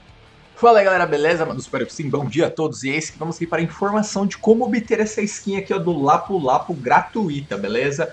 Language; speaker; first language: Portuguese; native; Portuguese